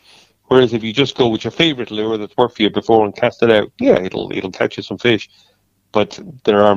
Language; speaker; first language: English; native; English